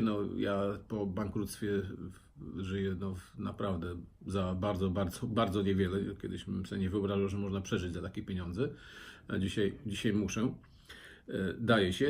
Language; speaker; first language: Polish; native; Polish